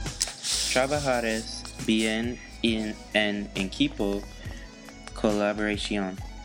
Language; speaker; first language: Spanish; non-native, learner; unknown